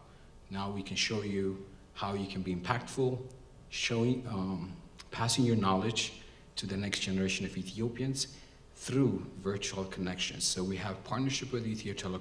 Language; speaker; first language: English; non-native, local second language; Amharic